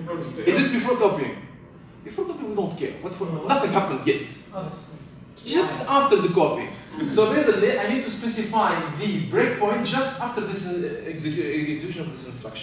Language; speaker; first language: English; non-native, fluent; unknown